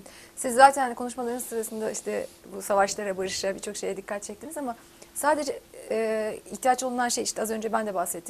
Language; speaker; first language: Turkish; native; Turkish